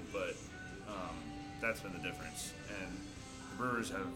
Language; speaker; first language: English; native; English